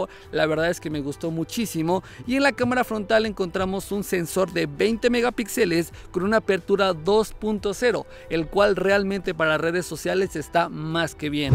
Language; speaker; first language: Spanish; native; Spanish